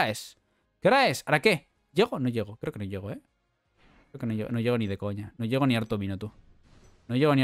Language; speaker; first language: Spanish; native; Spanish